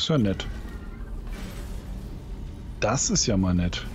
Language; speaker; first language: German; native; German